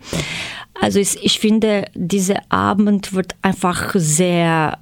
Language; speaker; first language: German; non-native, fluent; Croatian